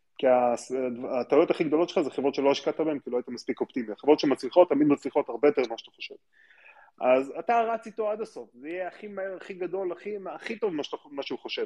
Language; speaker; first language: Hebrew; native; Hebrew